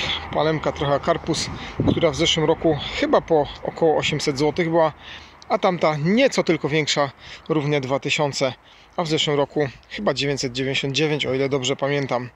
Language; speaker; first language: Polish; native; Polish